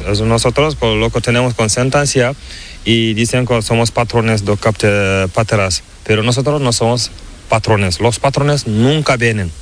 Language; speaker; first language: Spanish; non-native, learner; Fula